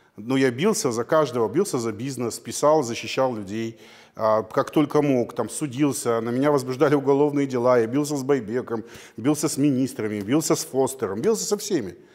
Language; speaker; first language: Russian; native; Russian